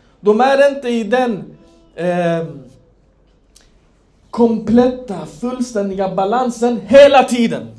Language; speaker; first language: Swedish; non-native, fluent; Persian